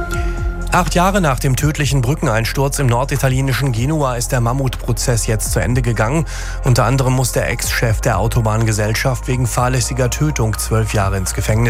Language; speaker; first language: German; native; German